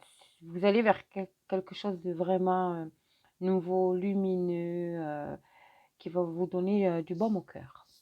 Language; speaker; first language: French; native; French